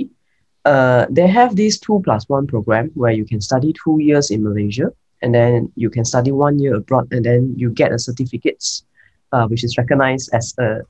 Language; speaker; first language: English; non-native, local second language; Cantonese